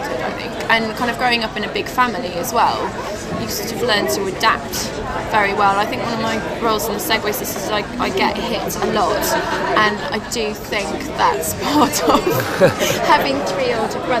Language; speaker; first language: English; native; English